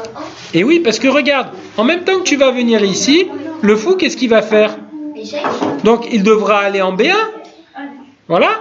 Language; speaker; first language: French; native; French